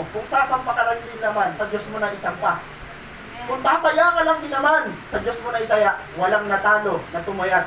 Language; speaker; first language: Filipino; native; Filipino